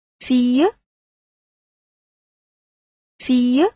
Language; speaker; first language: French; non-native, fluent; Arabic